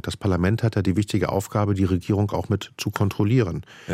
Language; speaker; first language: German; native; German